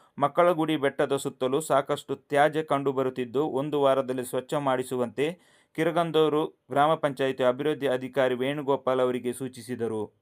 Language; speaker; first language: Kannada; non-native, local second language; Kodava